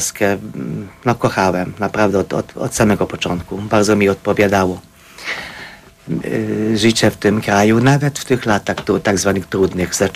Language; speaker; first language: Polish; non-native, fluent; Hungarian